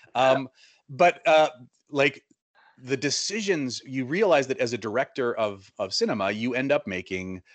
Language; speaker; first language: English; native; English